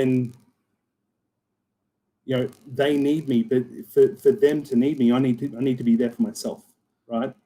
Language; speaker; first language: English; native; English